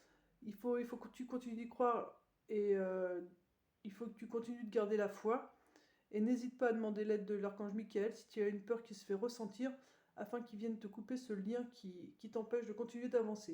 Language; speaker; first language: French; native; French